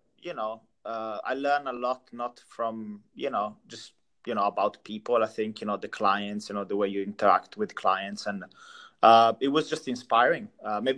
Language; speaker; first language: English; non-native, fluent; Italian